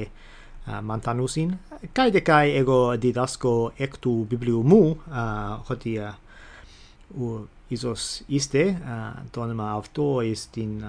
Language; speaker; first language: Greek; non-native, fluent; English